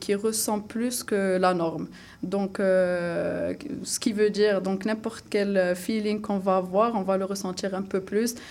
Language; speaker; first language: French; non-native, local second language; Arabic